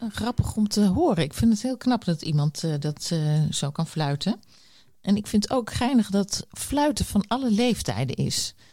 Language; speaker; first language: Dutch; native; Dutch